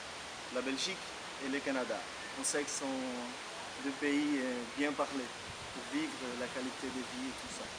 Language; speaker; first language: French; non-native, fluent; Portuguese